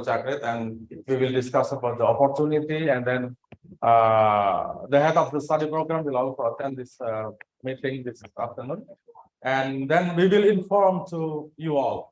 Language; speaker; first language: English; non-native, learner; Indonesian